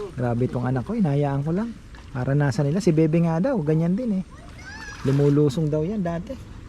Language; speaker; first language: Filipino; native; Filipino